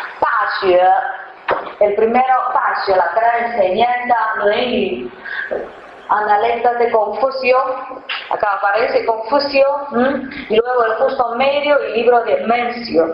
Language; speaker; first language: Spanish; non-native, fluent; Chinese